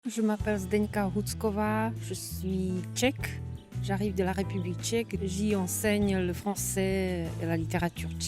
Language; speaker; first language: French; non-native, fluent; Czech